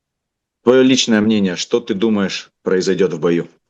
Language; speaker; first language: Russian; native; Russian